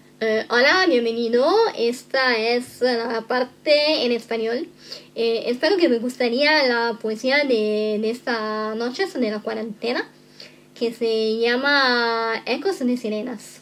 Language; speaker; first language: Spanish; non-native, learner; Italian